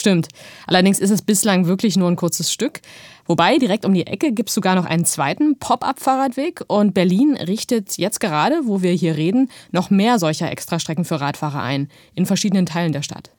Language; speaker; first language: German; native; German